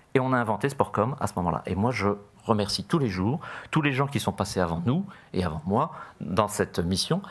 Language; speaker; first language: French; native; French